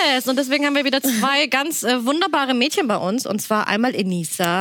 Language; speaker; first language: German; native; German